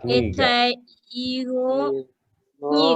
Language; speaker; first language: Russian; non-native, learner; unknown